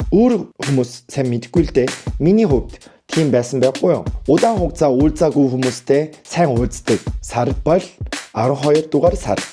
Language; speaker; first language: Mongolian; non-native, fluent; Korean